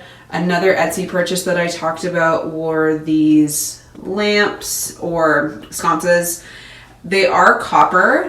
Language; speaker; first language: English; native; English